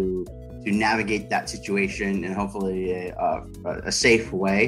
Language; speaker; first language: English; native; English